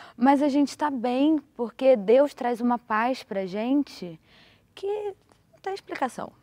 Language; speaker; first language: Portuguese; native; Portuguese